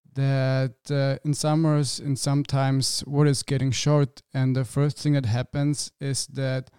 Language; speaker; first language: English; non-native, fluent; German